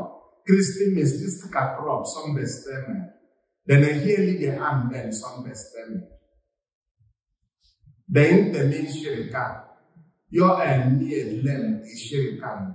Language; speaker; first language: Swedish; non-native, fluent; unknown